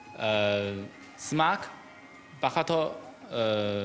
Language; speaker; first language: Ukrainian; non-native, learner; Chinese